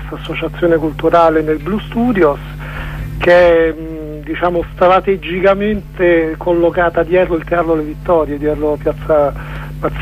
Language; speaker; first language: Italian; native; Italian